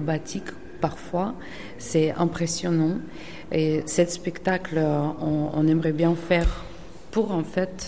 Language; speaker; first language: French; non-native, fluent; Ukrainian